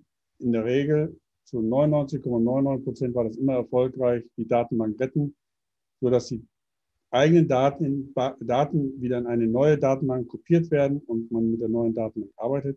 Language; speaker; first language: German; native; German